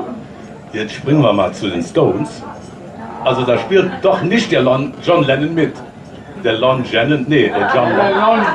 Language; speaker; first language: German; native; German